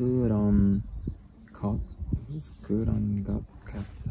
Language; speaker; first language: Korean; non-native, learner; English